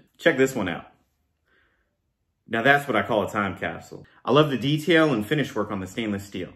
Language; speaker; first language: English; native; English